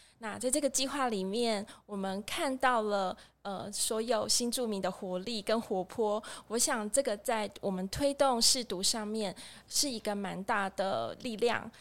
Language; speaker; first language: Chinese; native; Chinese